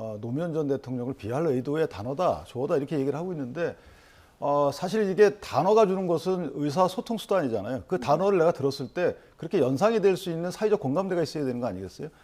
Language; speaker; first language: Korean; native; Korean